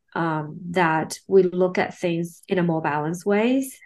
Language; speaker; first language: English; non-native, fluent; Chinese